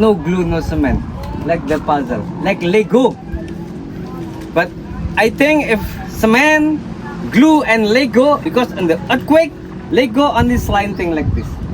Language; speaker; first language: English; non-native, learner; Indonesian